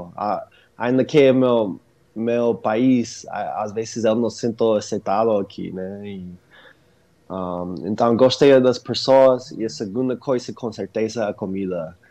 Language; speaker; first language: Portuguese; non-native, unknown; English